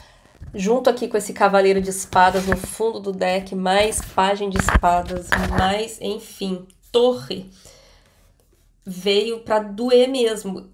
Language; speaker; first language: Portuguese; native; Portuguese